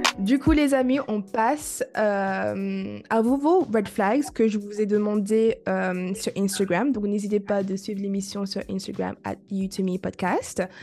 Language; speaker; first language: French; non-native, fluent; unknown